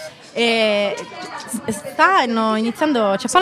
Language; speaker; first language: Italian; native; Italian